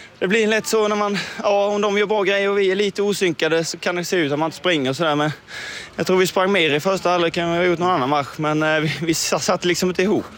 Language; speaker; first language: Swedish; native; Swedish